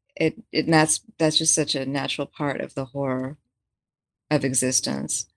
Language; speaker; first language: English; native; English